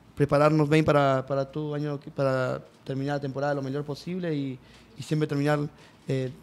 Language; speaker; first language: Portuguese; non-native, learner; Spanish